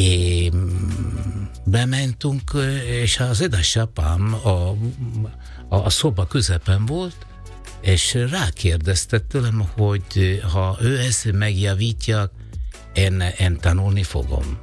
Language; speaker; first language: Hungarian; non-native, learner; Italian